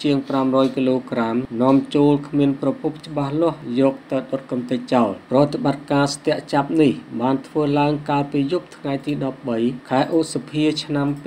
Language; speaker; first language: Khmer; native; Khmer